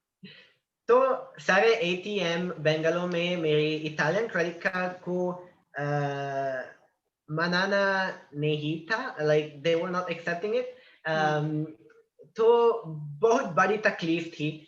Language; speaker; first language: Hindi; non-native, learner; Italian